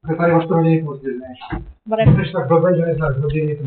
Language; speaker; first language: Czech; native; Czech